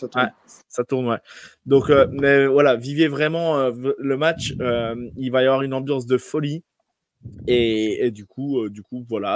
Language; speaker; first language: French; native; French